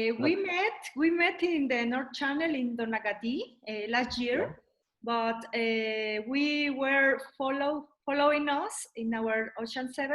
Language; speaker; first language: English; non-native, learner; Spanish